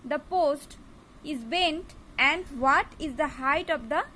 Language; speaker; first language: English; non-native, local second language; Bangla